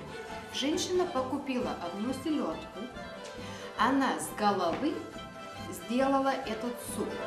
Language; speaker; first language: Russian; non-native, local second language; Lithuanian